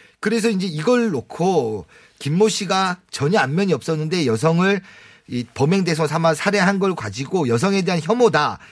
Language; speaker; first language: Korean; native; Korean